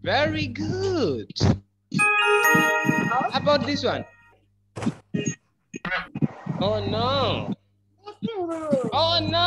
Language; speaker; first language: English; non-native, fluent; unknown